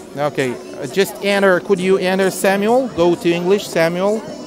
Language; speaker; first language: English; non-native, fluent; Russian